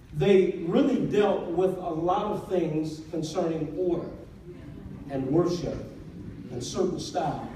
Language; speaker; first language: English; native; English